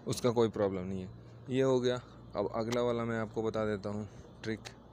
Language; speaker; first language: Hindi; native; Hindi